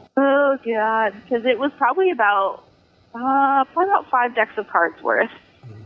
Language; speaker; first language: English; native; English